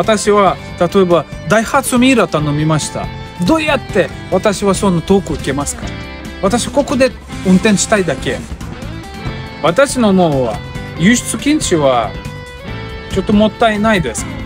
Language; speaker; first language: Japanese; non-native, learner; Russian